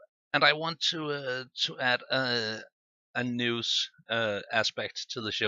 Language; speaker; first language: English; non-native, fluent; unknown